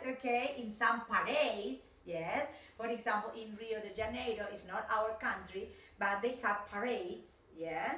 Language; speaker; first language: English; non-native, fluent; Spanish